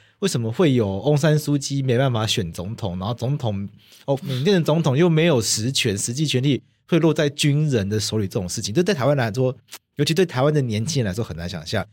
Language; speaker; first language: Chinese; native; Chinese